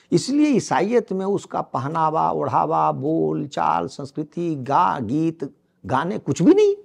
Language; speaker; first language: Hindi; native; Hindi